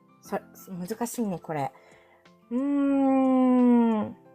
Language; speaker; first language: Japanese; non-native, fluent; Filipino